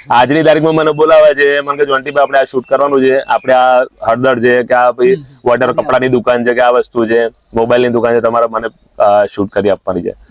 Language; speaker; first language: Gujarati; non-native, local second language; Sindhi